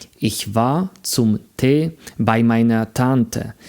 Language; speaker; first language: German; non-native, fluent; Polish